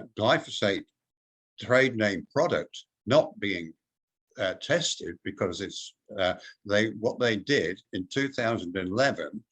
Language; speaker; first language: English; native; English